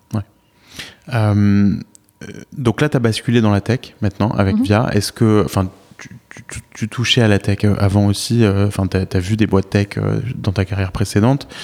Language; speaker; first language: French; native; French